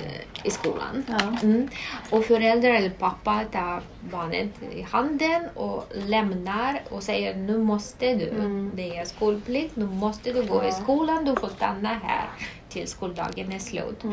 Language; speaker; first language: Swedish; non-native, fluent; Russian